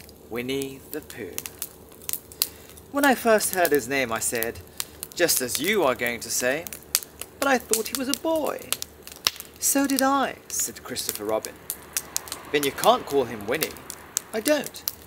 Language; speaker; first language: English; early bilingual, heritage; English